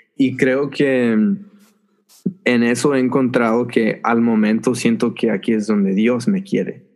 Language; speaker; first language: Spanish; early bilingual, heritage; Spanish